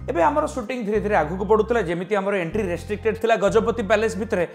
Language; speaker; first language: Hindi; non-native, local second language; Odia